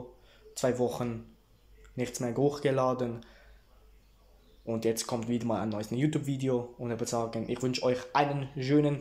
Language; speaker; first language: German; early bilingual, heritage; Italian